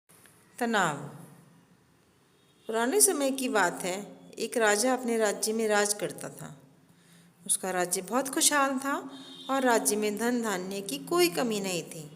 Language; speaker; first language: Hindi; native; Hindi